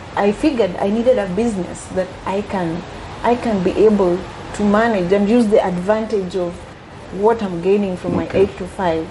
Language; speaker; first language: English; non-native, local second language; Luyia